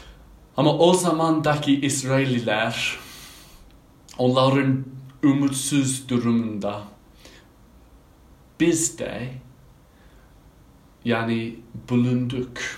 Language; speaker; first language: Turkish; non-native, fluent; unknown